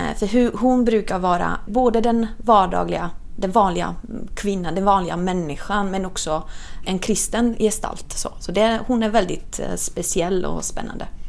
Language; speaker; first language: Swedish; non-native, fluent; Italian